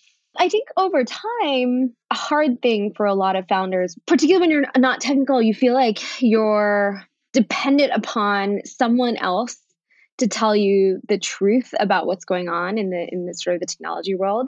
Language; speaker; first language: English; early bilingual, other home language; Bangla